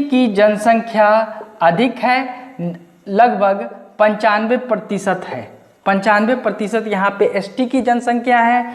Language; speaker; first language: Hindi; native; Hindi